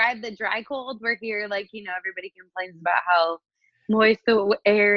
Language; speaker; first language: English; native; English